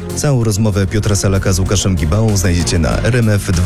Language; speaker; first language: Polish; native; Polish